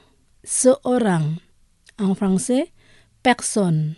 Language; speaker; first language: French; non-native, fluent; Indonesian